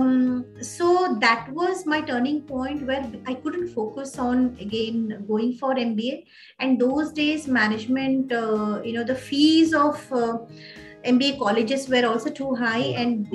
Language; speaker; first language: English; non-native, local second language; Odia